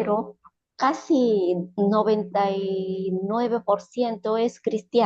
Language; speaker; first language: Spanish; non-native, learner; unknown